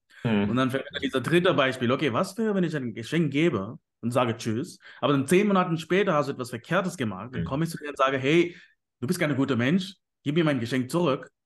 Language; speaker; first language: German; non-native, fluent; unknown